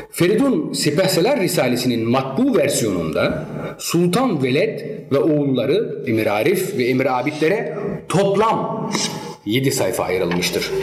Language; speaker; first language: Turkish; early bilingual, heritage; Turkish